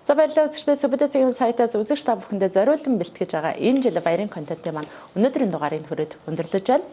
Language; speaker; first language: Mongolian; native; Mongolian